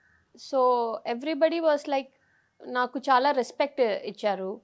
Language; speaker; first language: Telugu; non-native, learner; Tamil